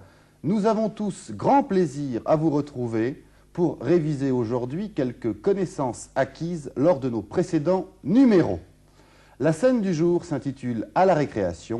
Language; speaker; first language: French; native; French